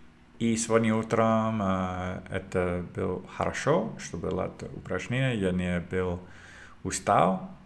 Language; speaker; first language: Russian; non-native, learner; English